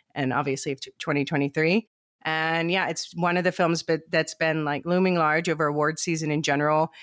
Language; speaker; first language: English; native; English